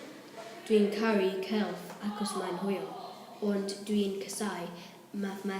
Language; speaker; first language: Welsh; non-native, learner; English